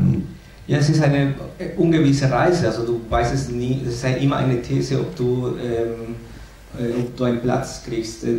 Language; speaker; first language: German; non-native, fluent; Spanish